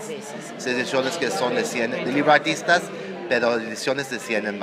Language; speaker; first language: Spanish; non-native, learner; English